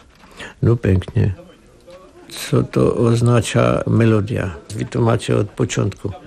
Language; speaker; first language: Polish; non-native, learner; Armenian